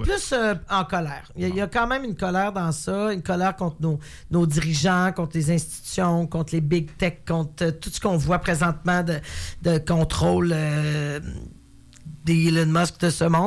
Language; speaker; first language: French; native; French